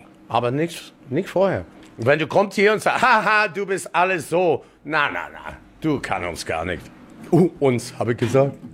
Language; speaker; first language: German; non-native, learner; English